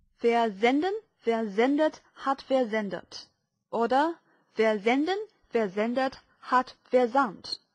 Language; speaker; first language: German; non-native, fluent; Chinese